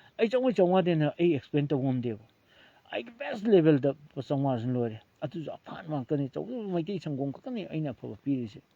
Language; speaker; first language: Manipuri; non-native, local second language; Thado Chin